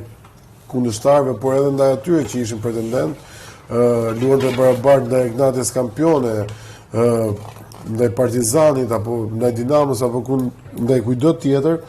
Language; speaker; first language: Albanian; native; Albanian